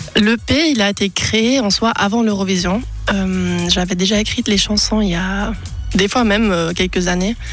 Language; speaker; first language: French; non-native, local second language; German